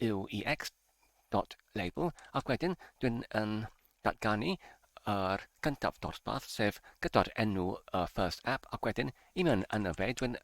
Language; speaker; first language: Welsh; non-native, learner; English